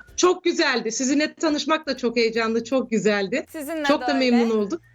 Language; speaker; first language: Turkish; native; Turkish